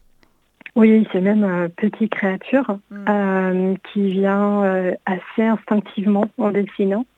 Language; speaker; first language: French; non-native, fluent; Hebrew